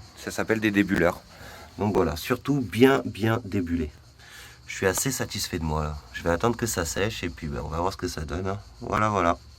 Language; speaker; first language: French; native; French